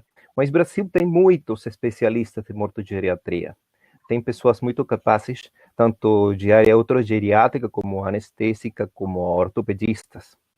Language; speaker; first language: Portuguese; non-native, fluent; Spanish